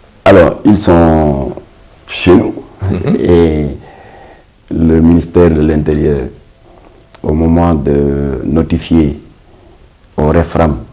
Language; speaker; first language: French; non-native, local second language; Wolof